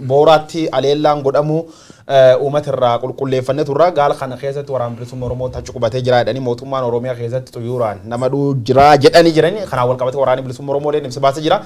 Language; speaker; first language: Oromo; native; Oromo